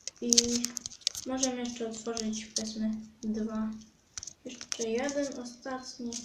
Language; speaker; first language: Polish; native; Polish